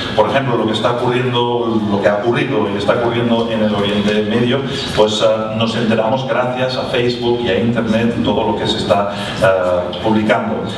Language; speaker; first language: Spanish; native; Spanish